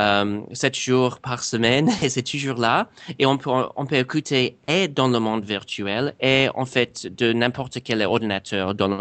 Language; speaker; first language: French; non-native, fluent; English